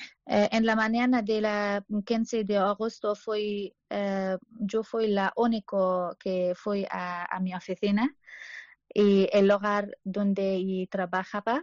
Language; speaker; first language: Spanish; non-native, learner; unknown